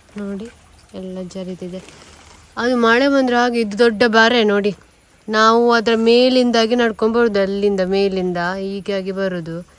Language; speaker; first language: Kannada; native; Kannada